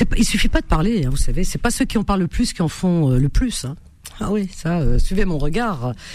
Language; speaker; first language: French; native; French